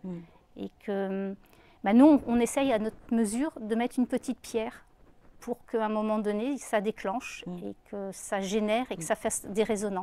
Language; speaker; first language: French; native; French